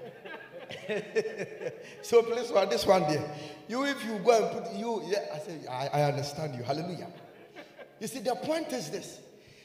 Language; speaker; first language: English; non-native, local second language; Akan